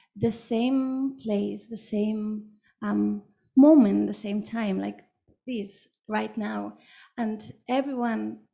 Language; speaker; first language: English; non-native, fluent; Catalan